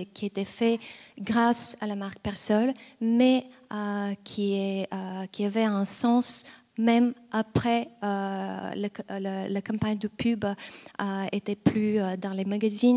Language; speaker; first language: French; non-native, fluent; Bulgarian